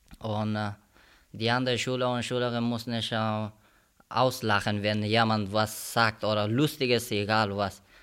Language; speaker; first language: German; non-native, learner; Persian